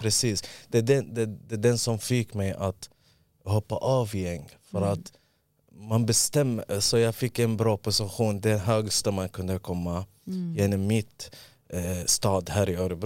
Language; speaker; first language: Swedish; early bilingual, other home language; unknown